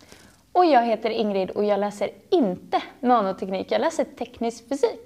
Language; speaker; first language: Swedish; native; Swedish